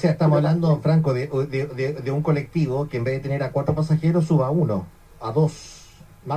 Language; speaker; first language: Spanish; native; Spanish